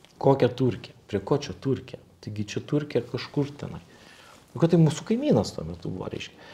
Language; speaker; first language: Lithuanian; native; Lithuanian